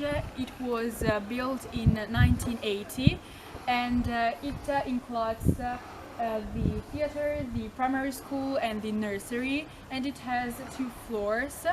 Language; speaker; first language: English; non-native, learner; Italian